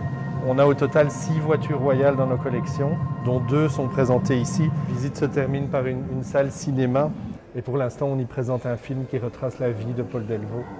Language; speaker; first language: French; native; French